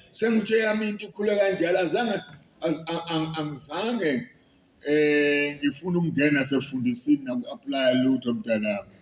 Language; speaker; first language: Zulu; native; Zulu